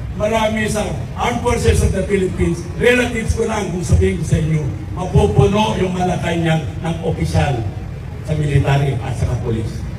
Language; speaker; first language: Filipino; non-native, local second language; Iloko